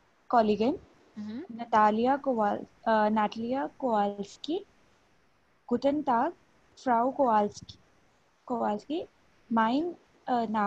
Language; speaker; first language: German; non-native, learner; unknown